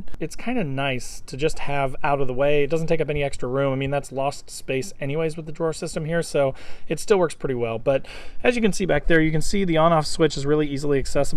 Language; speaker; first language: English; native; English